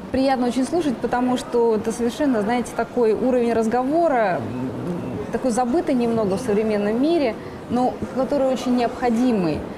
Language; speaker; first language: Russian; native; Russian